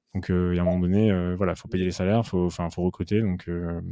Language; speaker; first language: French; native; French